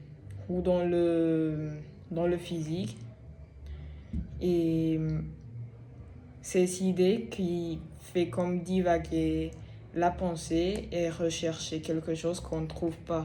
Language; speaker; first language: French; non-native, fluent; Spanish